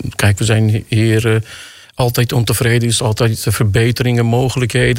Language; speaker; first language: Dutch; non-native, fluent; Armenian